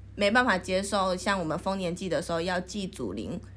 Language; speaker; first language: Chinese; native; Chinese